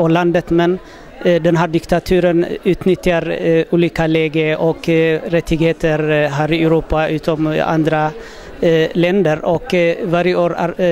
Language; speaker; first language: Swedish; non-native, fluent; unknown